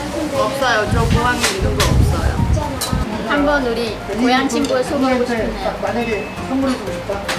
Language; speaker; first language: Korean; non-native, fluent; Vietnamese